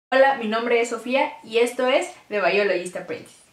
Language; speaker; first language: Spanish; native; Spanish